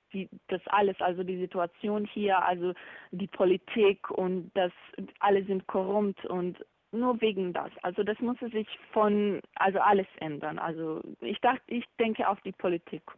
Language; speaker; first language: German; non-native, fluent; Bosnian